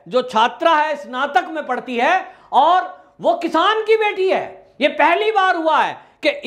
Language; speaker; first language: Hindi; native; Hindi